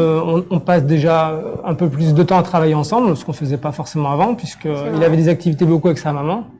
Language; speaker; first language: French; native; French